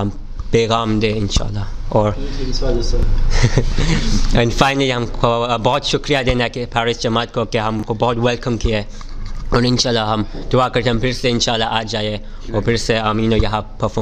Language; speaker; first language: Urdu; early bilingual, heritage; Urdu